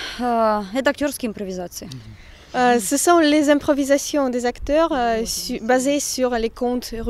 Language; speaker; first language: French; non-native, fluent; Russian